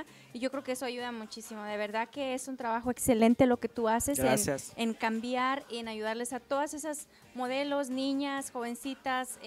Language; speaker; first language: Spanish; native; Spanish